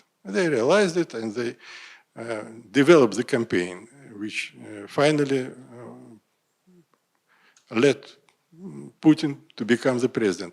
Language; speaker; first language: English; non-native, fluent; Russian